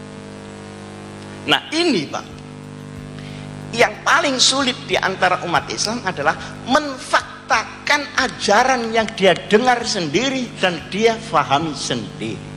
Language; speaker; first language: Indonesian; non-native, local second language; Javanese